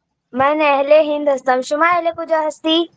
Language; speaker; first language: Persian; non-native, learner; Urdu